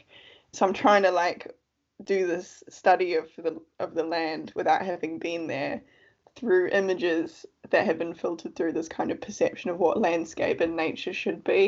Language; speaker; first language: English; native; English